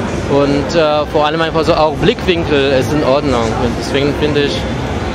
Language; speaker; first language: German; non-native, fluent; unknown